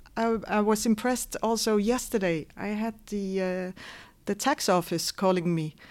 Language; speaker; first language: English; non-native, fluent; Danish